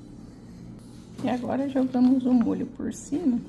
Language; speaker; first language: Portuguese; native; Portuguese